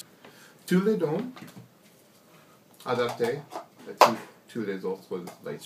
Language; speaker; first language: French; non-native, learner; English